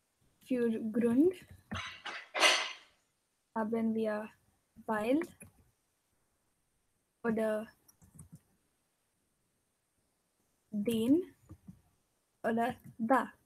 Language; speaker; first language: German; non-native, fluent; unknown